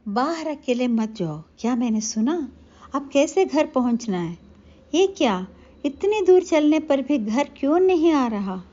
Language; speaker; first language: Hindi; non-native, local second language; Telugu